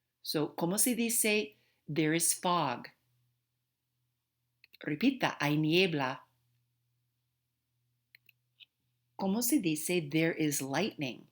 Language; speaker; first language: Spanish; non-native, fluent; English